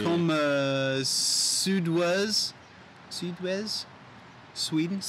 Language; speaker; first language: French; non-native, learner; English